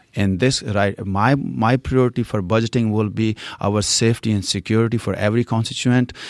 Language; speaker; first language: English; non-native, local second language; Punjabi